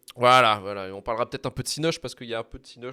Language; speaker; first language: French; native; French